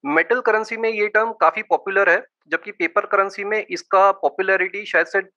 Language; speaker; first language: Hindi; non-native, local second language; Gujarati